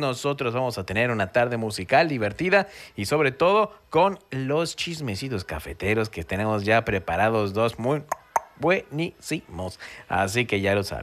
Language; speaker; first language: Spanish; native; Spanish